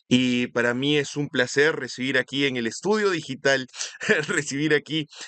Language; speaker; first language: Spanish; native; Spanish